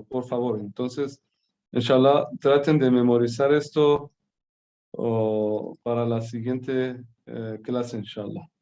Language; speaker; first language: Spanish; non-native, fluent; Persian